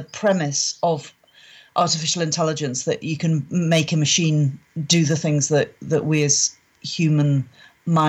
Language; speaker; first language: English; native; English